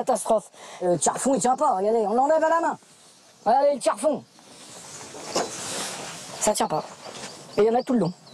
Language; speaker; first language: French; native; French